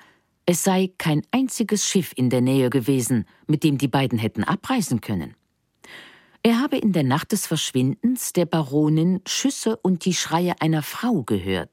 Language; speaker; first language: German; native; German